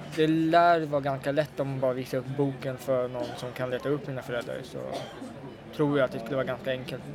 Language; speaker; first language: Swedish; early bilingual, other home language; Russian